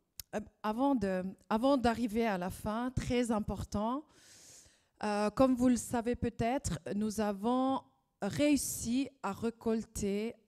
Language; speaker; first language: French; non-native, fluent; German